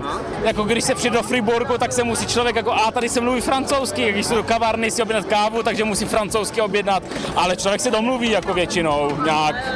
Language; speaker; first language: Czech; early bilingual, heritage; Czech